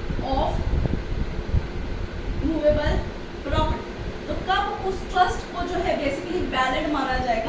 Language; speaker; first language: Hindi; native; Hindi